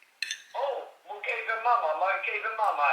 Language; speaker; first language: Dutch; native; Dutch